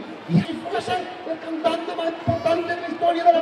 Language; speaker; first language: Spanish; native; Spanish